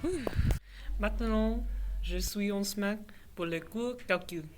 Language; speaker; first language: French; non-native, learner; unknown